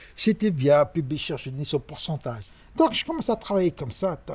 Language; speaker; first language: French; non-native, learner; Arabic